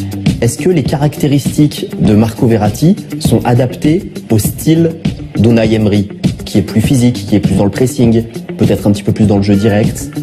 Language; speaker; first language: French; native; French